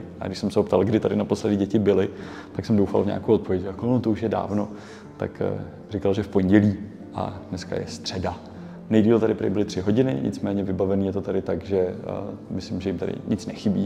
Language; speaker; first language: Czech; native; Czech